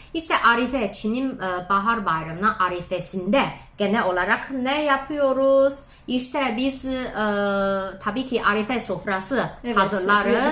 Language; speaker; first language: Turkish; non-native, fluent; Chinese